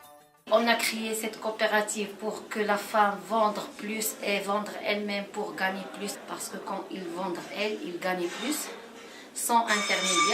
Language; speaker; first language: French; non-native, local second language; Arabic